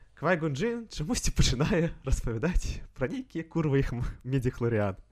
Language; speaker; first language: Belarusian; non-native, local second language; Russian